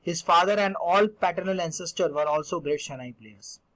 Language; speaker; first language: English; non-native, local second language; Hindi